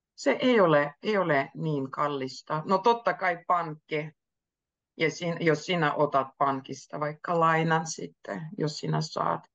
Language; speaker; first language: Finnish; native; Finnish